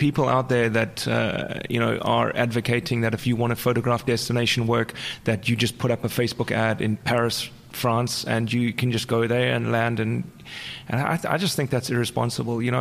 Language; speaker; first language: English; native; English